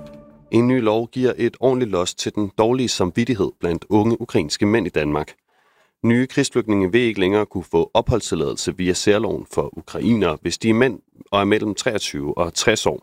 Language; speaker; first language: Danish; native; Danish